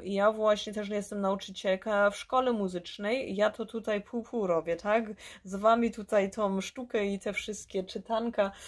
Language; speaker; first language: Polish; early bilingual, heritage; Polish